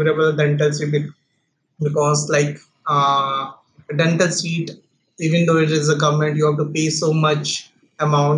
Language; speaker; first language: English; non-native, local second language; Odia